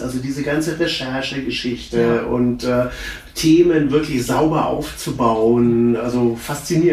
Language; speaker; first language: German; native; German